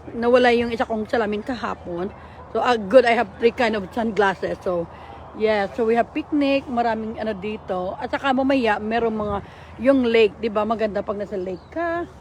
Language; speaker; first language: Filipino; native; Filipino